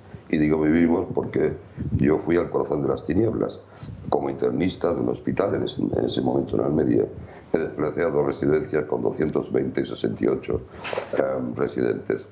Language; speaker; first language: Spanish; native; Spanish